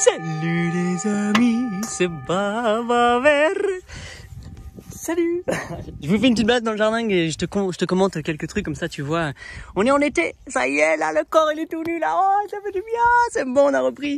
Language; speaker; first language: French; native; French